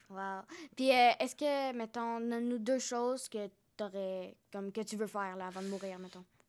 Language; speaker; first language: French; native; French